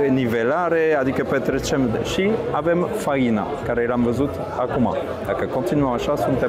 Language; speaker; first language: Romanian; non-native, fluent; French